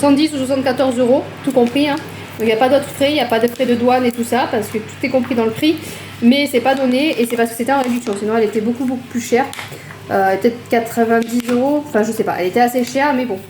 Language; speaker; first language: French; native; French